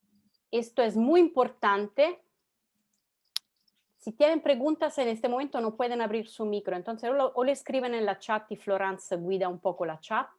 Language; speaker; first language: Spanish; non-native, fluent; Italian